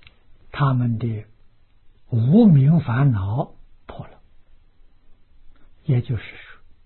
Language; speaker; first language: Chinese; native; Chinese